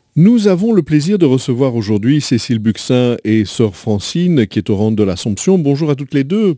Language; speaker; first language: French; native; French